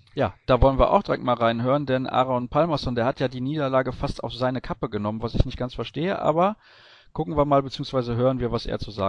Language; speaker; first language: German; native; German